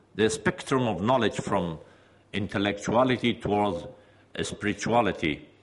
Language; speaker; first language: English; non-native, fluent; Persian